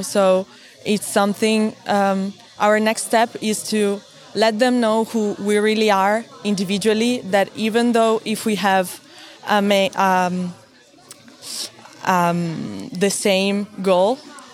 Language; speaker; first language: English; non-native, fluent; Italian